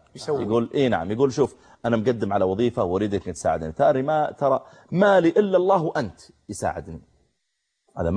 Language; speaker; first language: Arabic; native; Arabic